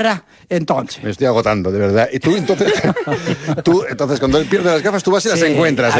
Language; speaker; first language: Spanish; native; Spanish